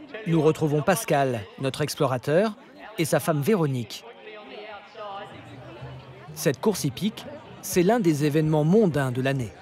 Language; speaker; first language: French; native; French